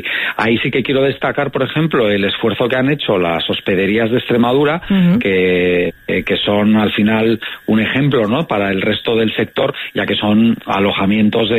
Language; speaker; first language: Spanish; native; Spanish